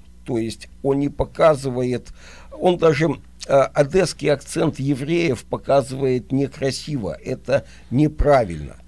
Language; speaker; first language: Russian; native; Russian